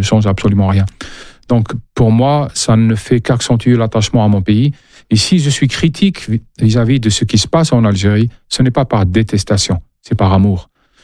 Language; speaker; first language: French; non-native, local second language; Arabic